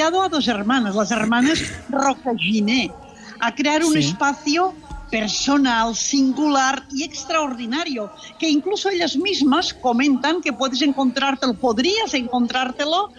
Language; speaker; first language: Spanish; non-native, local second language; Catalan